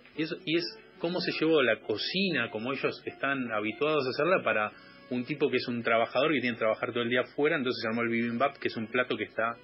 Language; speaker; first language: Spanish; native; Spanish